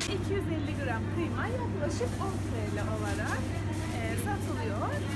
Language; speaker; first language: Turkish; native; Turkish